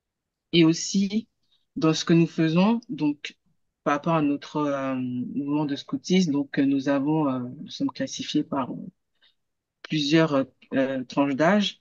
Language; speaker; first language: French; native; French